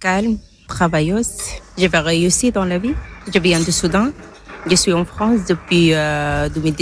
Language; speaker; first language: French; non-native, learner; Arabic